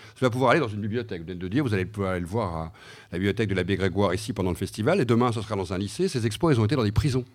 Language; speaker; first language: French; native; French